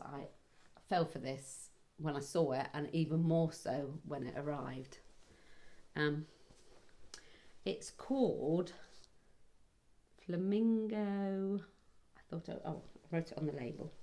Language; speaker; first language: English; native; English